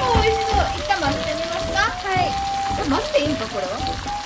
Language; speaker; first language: Japanese; native; Japanese